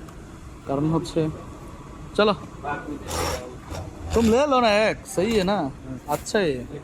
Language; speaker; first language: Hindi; non-native, learner; Bangla